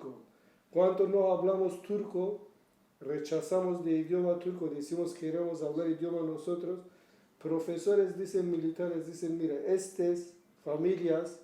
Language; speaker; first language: Spanish; non-native, learner; Kurdish